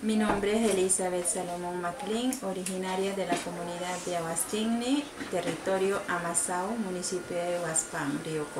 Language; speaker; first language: Spanish; non-native, local second language; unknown